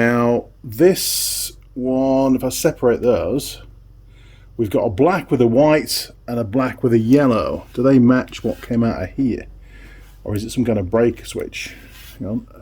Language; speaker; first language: English; native; English